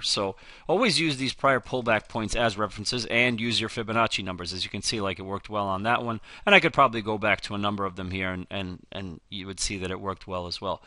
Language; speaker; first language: English; native; English